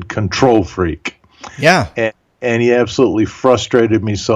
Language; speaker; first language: English; early bilingual, other home language; German